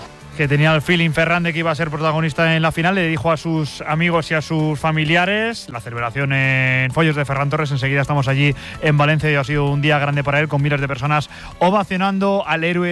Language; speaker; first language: Spanish; native; Spanish